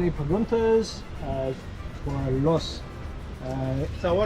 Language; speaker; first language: Spanish; non-native, learner; English